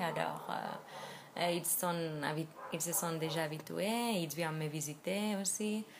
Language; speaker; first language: French; non-native, fluent; Spanish